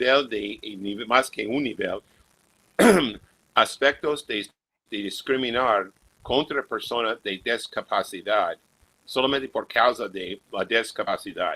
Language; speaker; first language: Spanish; non-native, fluent; English